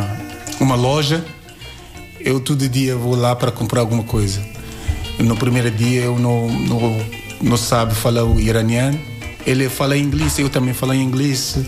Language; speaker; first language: Portuguese; non-native, learner; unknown